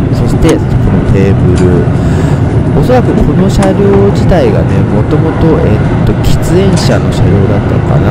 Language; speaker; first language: Japanese; native; Japanese